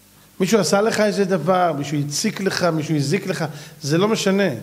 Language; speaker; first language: Hebrew; native; Hebrew